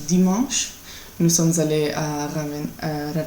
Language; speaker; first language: French; non-native, learner; Italian